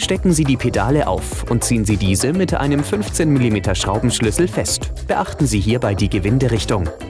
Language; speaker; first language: German; native; German